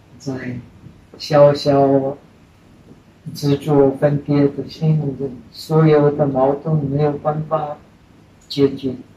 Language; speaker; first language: Chinese; non-native, fluent; Czech